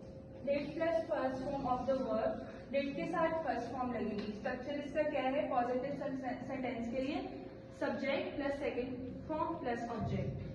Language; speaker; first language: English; non-native, learner; Urdu